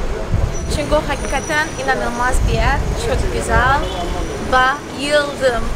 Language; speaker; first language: Turkish; non-native, fluent; Portuguese